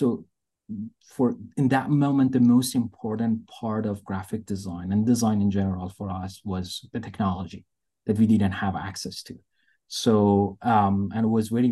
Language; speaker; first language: English; non-native, fluent; Persian